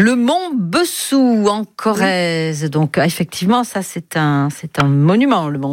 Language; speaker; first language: French; native; French